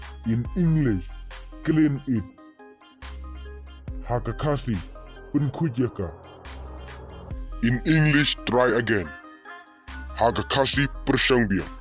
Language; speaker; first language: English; non-native, local second language; Khasi